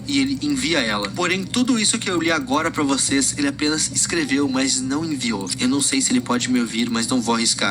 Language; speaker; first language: Portuguese; native; Portuguese